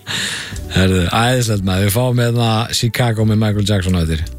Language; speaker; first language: Icelandic; native; Icelandic